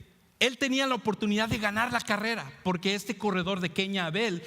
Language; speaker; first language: Spanish; native; Spanish